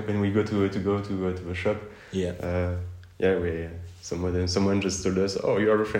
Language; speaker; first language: English; non-native, fluent; French